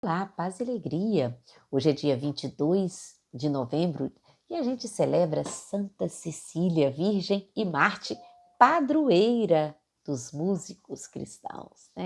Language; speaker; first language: Portuguese; native; Portuguese